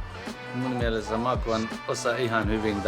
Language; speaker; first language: Finnish; non-native, learner; Kurdish